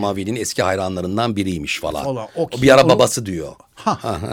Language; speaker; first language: Turkish; native; Turkish